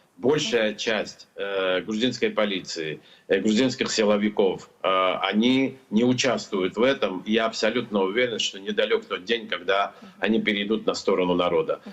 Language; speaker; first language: Russian; non-native, local second language; Georgian